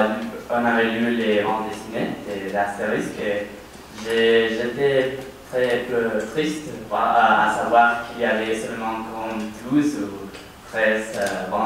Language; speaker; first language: French; non-native, learner; Spanish